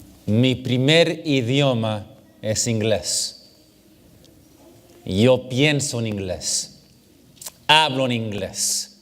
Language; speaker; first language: Spanish; early bilingual, heritage; English